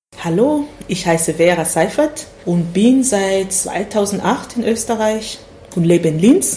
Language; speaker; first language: German; non-native, fluent; Swahili